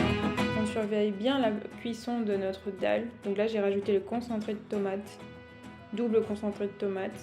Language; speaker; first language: French; native; French